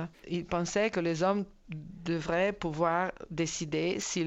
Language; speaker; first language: French; non-native, fluent; Italian